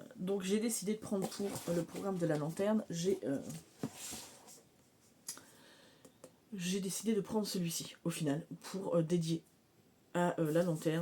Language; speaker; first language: French; native; French